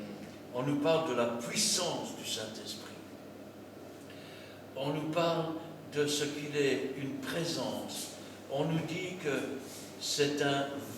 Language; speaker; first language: French; native; French